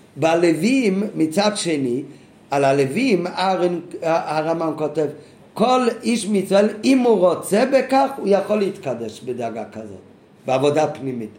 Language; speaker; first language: Hebrew; non-native, fluent; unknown